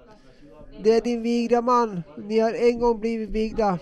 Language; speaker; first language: Swedish; non-native, local second language; Finnish